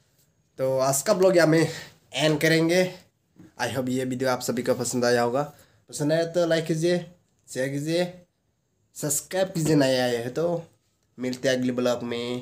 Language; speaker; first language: Hindi; non-native, local second language; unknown